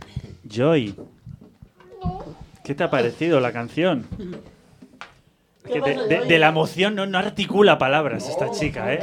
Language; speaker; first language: Spanish; native; Spanish